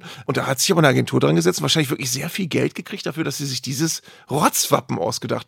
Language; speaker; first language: German; native; German